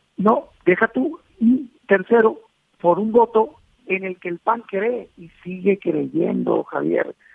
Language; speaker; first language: Spanish; native; Spanish